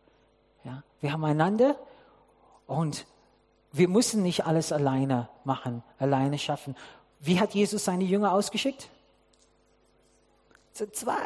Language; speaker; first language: German; non-native, fluent; English